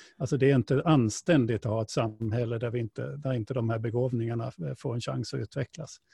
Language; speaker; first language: Swedish; native; Swedish